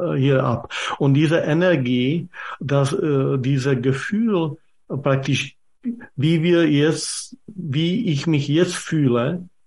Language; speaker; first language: German; non-native, fluent; Czech